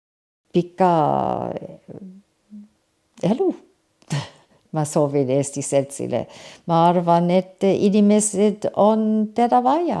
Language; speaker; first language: Estonian; early bilingual, heritage; Estonian